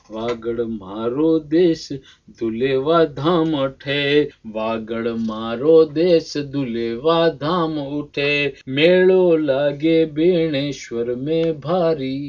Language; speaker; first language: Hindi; non-native, local second language; Rajasthani